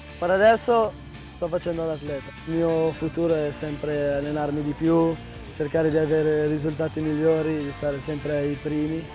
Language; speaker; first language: Italian; early bilingual, heritage; Italian